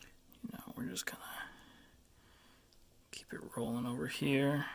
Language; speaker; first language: English; native; English